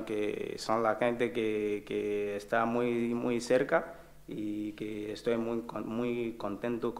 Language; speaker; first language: Spanish; non-native, learner; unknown